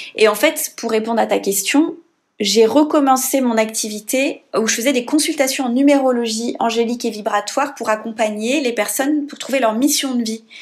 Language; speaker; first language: French; native; French